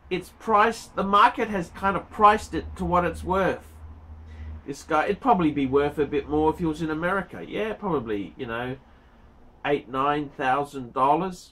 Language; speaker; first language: English; native; English